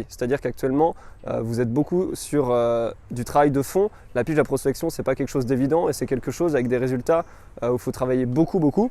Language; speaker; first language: French; native; French